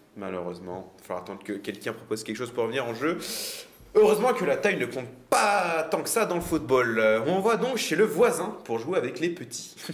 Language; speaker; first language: French; native; French